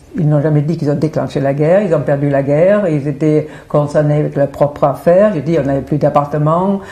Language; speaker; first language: French; non-native, fluent; German